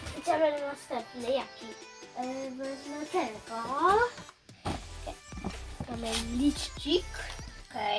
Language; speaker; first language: Polish; early bilingual, heritage; Polish